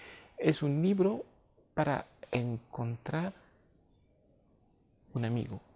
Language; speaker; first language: Spanish; non-native, fluent; French